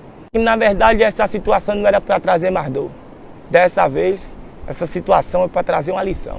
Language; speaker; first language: Portuguese; native; Portuguese